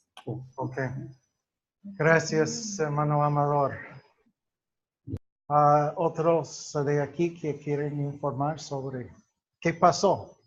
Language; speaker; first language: Spanish; non-native, fluent; English